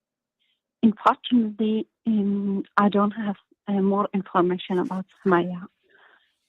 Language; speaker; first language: English; non-native, learner; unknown